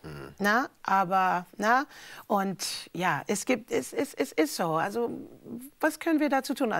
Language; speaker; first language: German; non-native, fluent; English